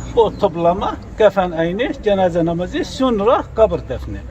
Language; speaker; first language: Turkish; non-native, learner; Arabic